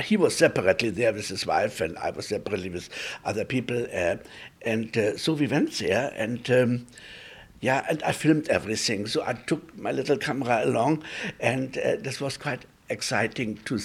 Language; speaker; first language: English; early bilingual, other home language; Polish